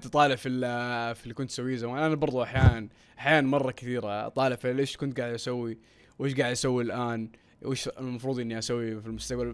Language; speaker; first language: Arabic; native; Arabic